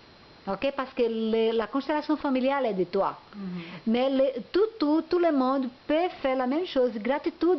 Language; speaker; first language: French; non-native, learner; Portuguese